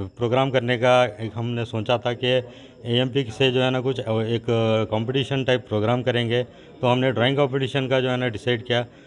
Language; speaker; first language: Hindi; non-native, local second language; Urdu